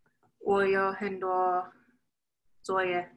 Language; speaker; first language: Chinese; non-native, learner; English